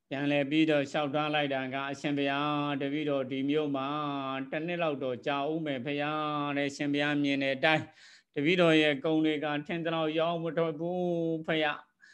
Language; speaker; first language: Burmese; native; Burmese